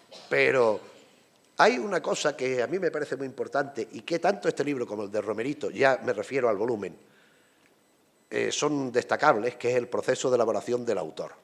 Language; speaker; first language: Spanish; native; Spanish